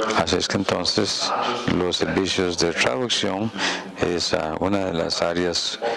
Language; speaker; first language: Spanish; non-native, fluent; German